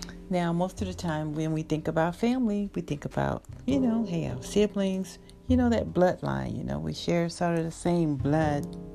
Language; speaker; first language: English; native; English